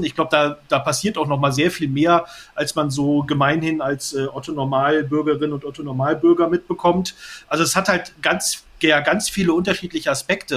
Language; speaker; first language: German; native; German